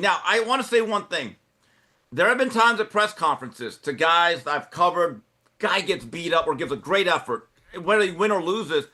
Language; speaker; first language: English; native; English